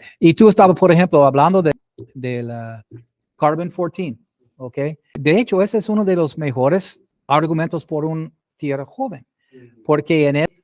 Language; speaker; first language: Spanish; non-native, fluent; English